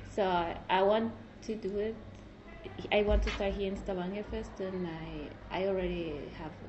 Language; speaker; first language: English; non-native, fluent; Spanish